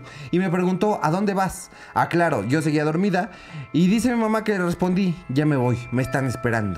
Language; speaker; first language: Spanish; native; Spanish